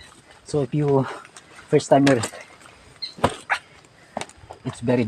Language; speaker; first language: English; non-native, local second language; Filipino